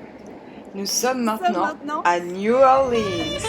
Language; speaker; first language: French; native; French